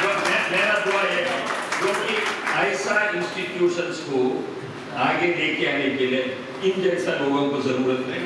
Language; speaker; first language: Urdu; non-native, local second language; Malayalam